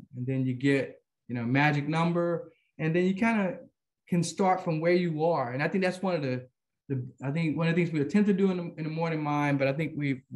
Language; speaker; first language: English; native; English